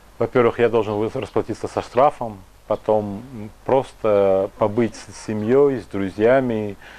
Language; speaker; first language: Russian; non-native, local second language; Tajik